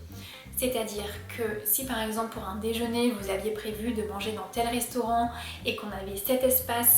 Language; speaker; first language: French; native; French